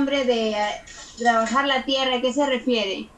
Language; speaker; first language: Spanish; native; Spanish